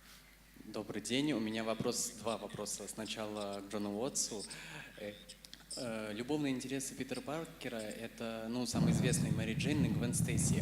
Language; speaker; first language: Russian; native; Russian